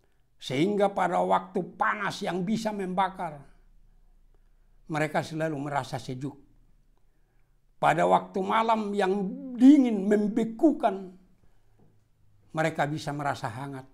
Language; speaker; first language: Indonesian; non-native, local second language; Batak Toba